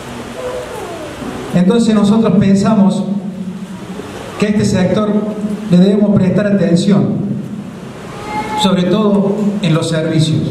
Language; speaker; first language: Spanish; native; Spanish